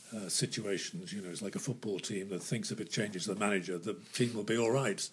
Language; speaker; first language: English; native; English